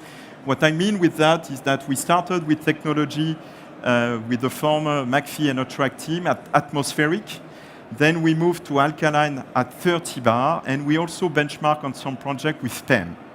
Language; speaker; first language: English; non-native, fluent; French